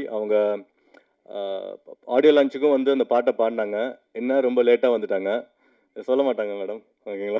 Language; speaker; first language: Tamil; native; Tamil